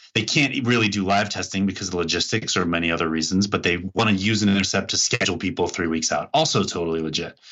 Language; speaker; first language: English; native; English